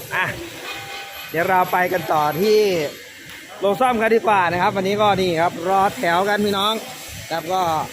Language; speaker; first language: Thai; native; Thai